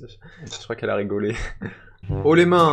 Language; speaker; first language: French; native; French